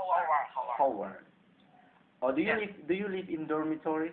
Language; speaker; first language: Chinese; non-native, learner; Indonesian